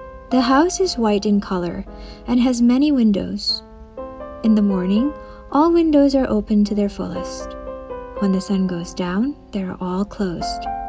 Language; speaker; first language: English; non-native, fluent; Indonesian